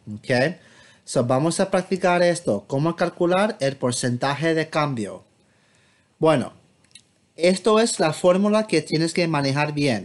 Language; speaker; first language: Spanish; non-native, fluent; English